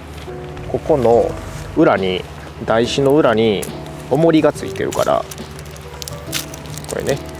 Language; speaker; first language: Japanese; native; Japanese